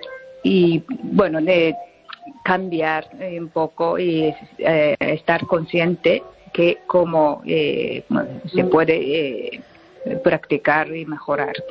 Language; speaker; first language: Spanish; non-native, learner; Japanese